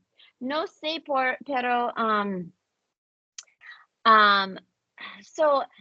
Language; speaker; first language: Spanish; non-native, learner; English